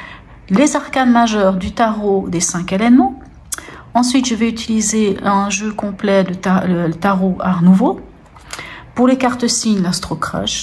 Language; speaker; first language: French; native; French